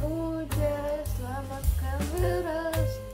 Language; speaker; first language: Indonesian; early bilingual, other home language; Russian